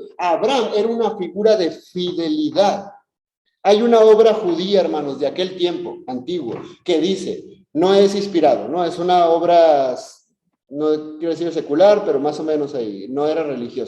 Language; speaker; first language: Spanish; native; Spanish